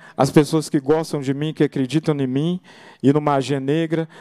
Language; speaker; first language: Portuguese; native; Portuguese